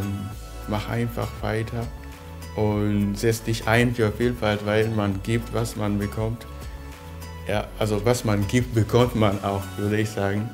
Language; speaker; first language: German; non-native, fluent; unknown